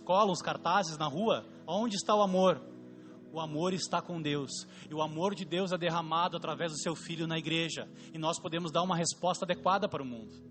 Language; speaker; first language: Portuguese; native; Portuguese